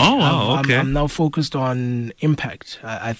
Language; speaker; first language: English; non-native, local second language; North Ndebele